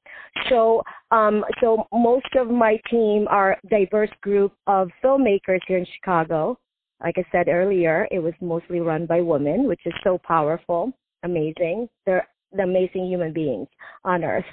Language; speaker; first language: English; non-native, local second language; Filipino